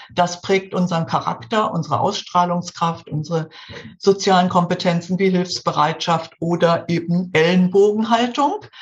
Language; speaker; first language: German; native; German